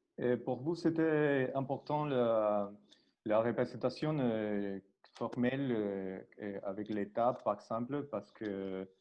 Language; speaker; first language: French; non-native, learner; Spanish